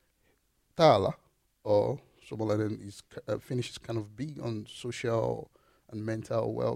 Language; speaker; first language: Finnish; non-native, learner; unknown